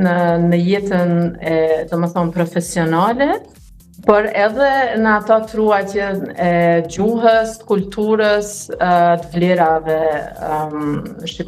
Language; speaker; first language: Albanian; early bilingual, heritage; Albanian